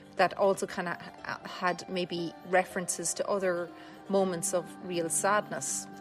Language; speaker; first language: English; native; English